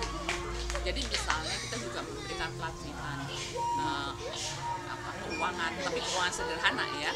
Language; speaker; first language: Indonesian; native; Indonesian